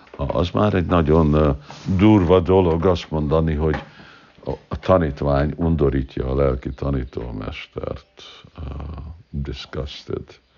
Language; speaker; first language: Hungarian; early bilingual, heritage; Hungarian